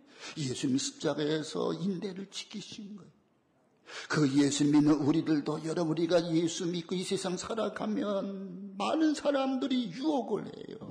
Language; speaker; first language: Korean; native; Korean